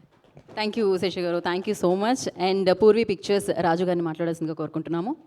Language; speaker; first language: Telugu; native; Telugu